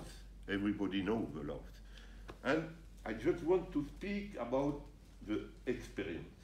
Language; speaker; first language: English; non-native, learner; French